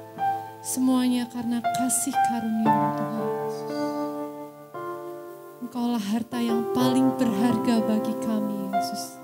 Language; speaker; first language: Indonesian; native; Indonesian